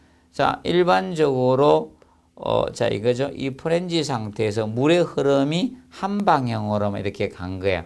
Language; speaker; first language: Korean; native; Korean